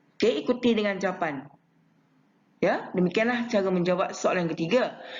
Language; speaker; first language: Malay; non-native, local second language; Chinese